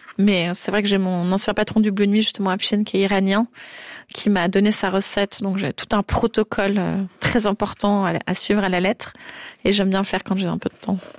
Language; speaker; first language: French; native; French